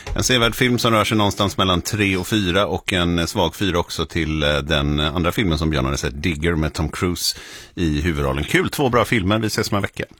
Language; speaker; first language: Swedish; native; Swedish